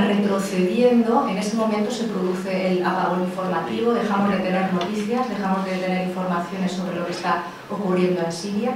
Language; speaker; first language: Spanish; native; Spanish